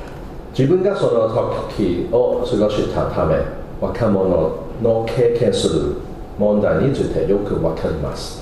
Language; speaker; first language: Japanese; non-native, fluent; English